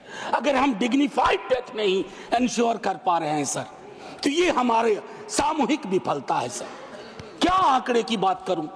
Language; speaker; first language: Hindi; native; Hindi